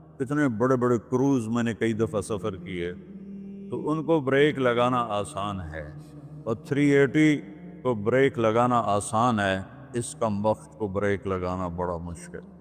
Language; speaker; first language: Urdu; non-native, local second language; Punjabi